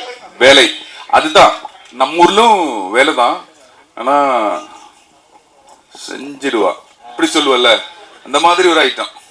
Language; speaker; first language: Tamil; non-native, learner; Malayalam